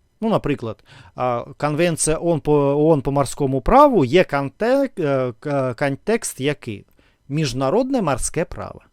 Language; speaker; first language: Ukrainian; non-native, learner; Russian